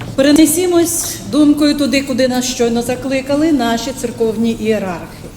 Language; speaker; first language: Ukrainian; native; Ukrainian